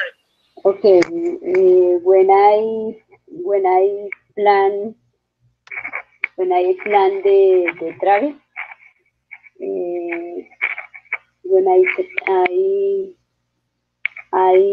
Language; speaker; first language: English; non-native, learner; Spanish